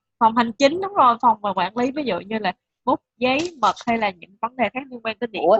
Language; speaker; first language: Vietnamese; native; Vietnamese